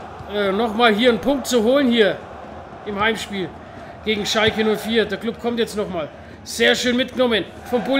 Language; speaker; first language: German; native; German